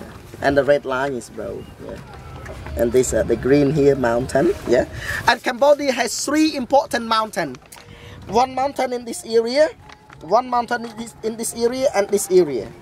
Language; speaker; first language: English; non-native, fluent; Khmer